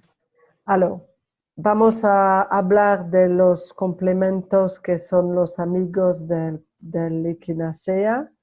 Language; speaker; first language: Spanish; non-native, learner; French